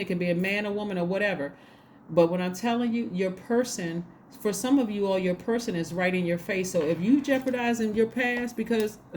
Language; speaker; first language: English; native; English